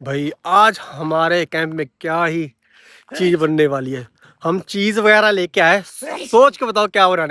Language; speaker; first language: Hindi; non-native, local second language; Punjabi